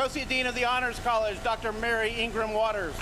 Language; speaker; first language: English; native; English